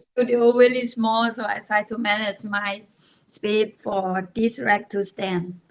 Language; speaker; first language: English; non-native, learner; Thai